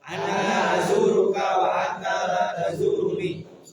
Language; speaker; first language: Arabic; non-native, learner; Indonesian